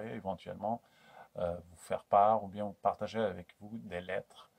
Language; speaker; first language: French; non-native, local second language; Kabyle